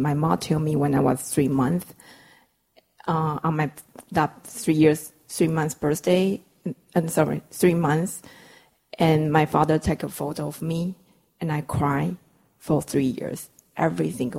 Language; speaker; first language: English; non-native, fluent; Chinese